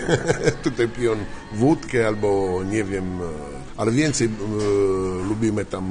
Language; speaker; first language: Polish; non-native, learner; Italian